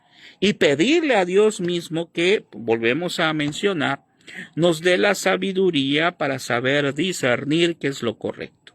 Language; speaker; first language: Spanish; native; Spanish